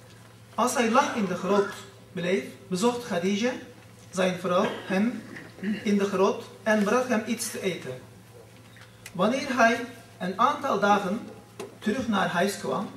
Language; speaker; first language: Dutch; non-native, fluent; Turkish